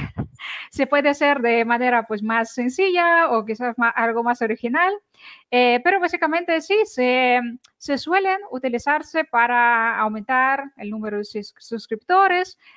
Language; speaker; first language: Spanish; non-native, fluent; Ukrainian